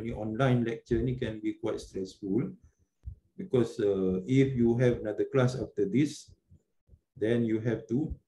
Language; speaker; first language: English; non-native, local second language; Malay